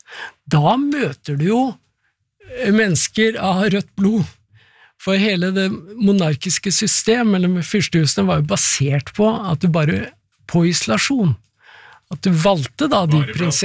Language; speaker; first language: Norwegian; native; Norwegian